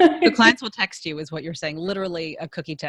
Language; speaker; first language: English; native; English